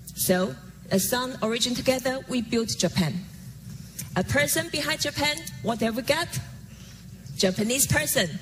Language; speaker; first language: English; non-native, fluent; Chinese